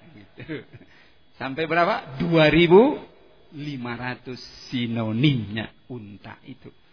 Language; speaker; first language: Indonesian; native; Indonesian